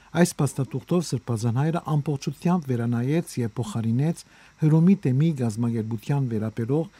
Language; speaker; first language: Armenian; native; Armenian